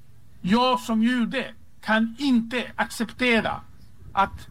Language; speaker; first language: Swedish; non-native, fluent; Hebrew